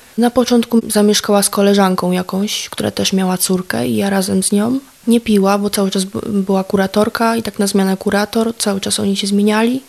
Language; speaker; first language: Polish; native; Polish